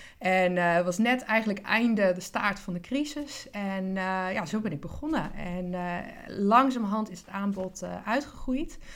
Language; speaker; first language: Dutch; non-native, fluent; English